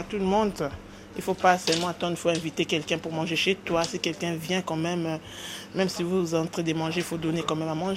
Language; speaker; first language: French; non-native, local second language; Lingala